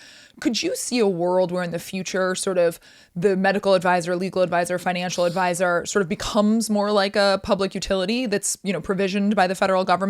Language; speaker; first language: English; native; English